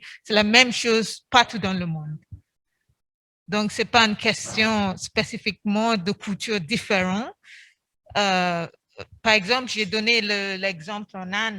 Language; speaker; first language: French; non-native, fluent; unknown